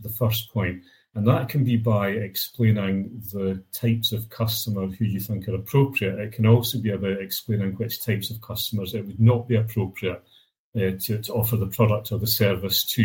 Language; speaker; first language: English; native; English